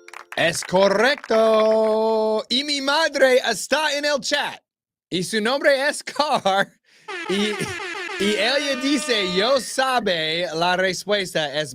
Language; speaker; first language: Spanish; non-native, learner; English